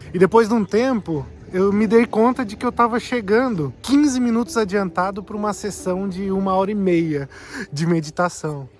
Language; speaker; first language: Portuguese; native; Portuguese